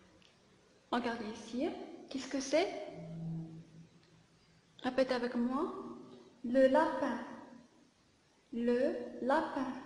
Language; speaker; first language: French; non-native, local second language; Arabic